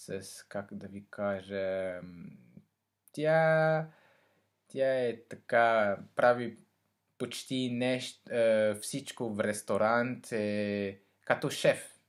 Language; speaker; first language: Bulgarian; non-native, learner; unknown